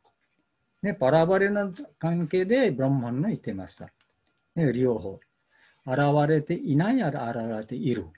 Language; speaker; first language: Japanese; non-native, learner; Bangla